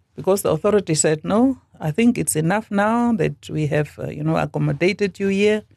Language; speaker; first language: English; non-native, local second language; Afrikaans